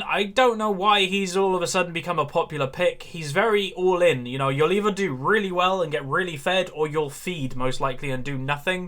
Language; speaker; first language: English; native; English